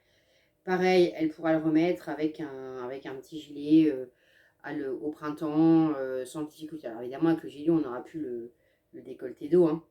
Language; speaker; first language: French; native; French